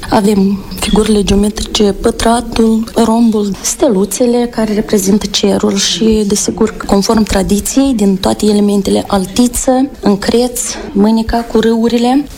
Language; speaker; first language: Romanian; native; Romanian